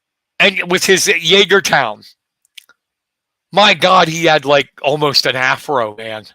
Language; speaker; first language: English; native; English